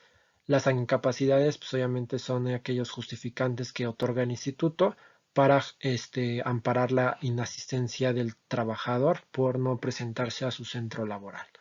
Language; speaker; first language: Spanish; native; Spanish